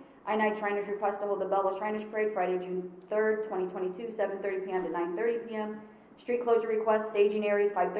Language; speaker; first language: English; native; English